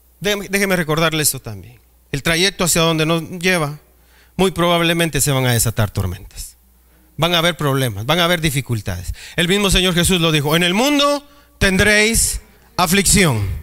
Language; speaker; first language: Spanish; native; Spanish